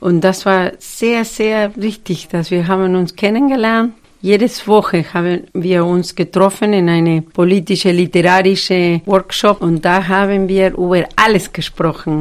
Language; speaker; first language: German; non-native, fluent; Spanish